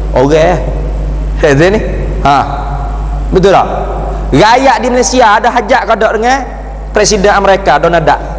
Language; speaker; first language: Malay; native; Malay